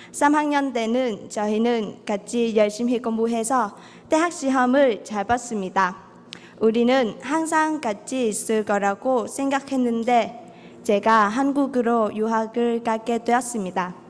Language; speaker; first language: Korean; non-native, fluent; Vietnamese